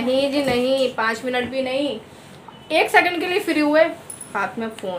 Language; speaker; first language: Hindi; native; Hindi